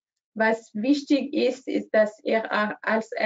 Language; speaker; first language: German; non-native, learner; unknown